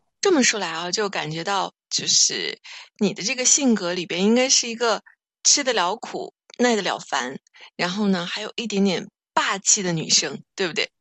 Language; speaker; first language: Chinese; native; Chinese